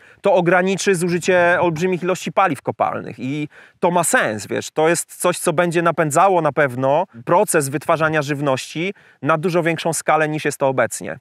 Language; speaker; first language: Polish; native; Polish